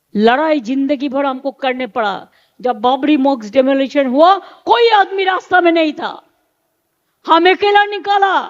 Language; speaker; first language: Hindi; non-native, local second language; Bangla